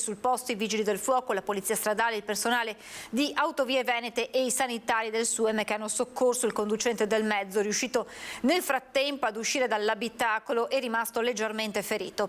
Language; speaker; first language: Italian; native; Italian